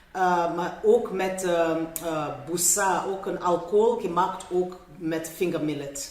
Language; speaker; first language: Dutch; non-native, fluent; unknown